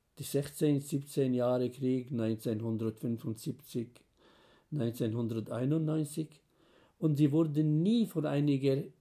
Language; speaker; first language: German; non-native, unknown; Arabic